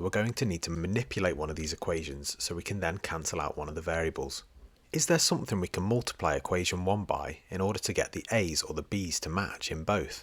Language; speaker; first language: English; native; English